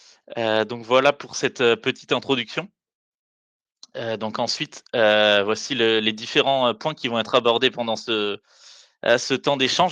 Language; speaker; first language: French; native; French